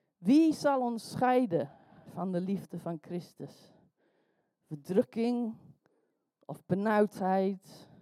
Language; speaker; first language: Dutch; non-native, fluent; English